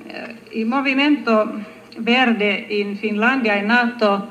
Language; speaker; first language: Italian; non-native, learner; Finnish